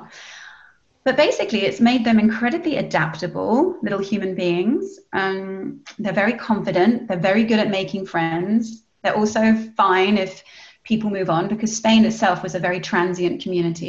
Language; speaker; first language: English; native; English